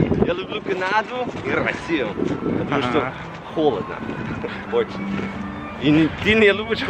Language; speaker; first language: Russian; non-native, learner; English